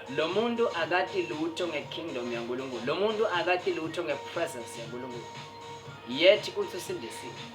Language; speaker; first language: Zulu; non-native, local second language; Swati